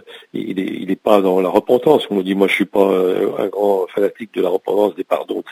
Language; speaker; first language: French; native; French